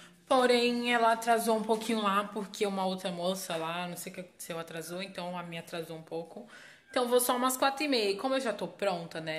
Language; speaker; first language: Portuguese; native; Portuguese